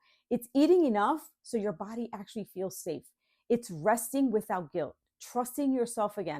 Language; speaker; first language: English; native; English